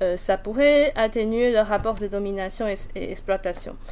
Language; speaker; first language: French; non-native, fluent; Chinese